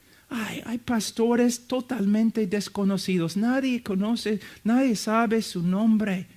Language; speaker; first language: Spanish; non-native, fluent; English